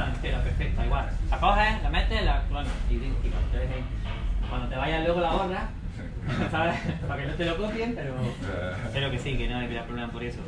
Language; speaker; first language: Spanish; native; Spanish